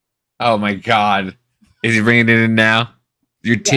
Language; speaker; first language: English; native; English